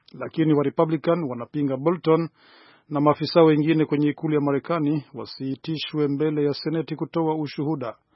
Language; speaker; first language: Swahili; non-native, local second language; Rundi